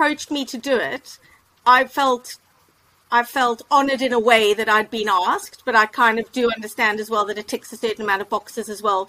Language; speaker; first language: English; native; English